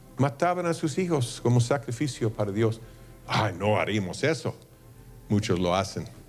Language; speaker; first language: Spanish; non-native, fluent; English